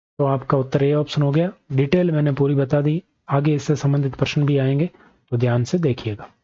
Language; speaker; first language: Hindi; native; Hindi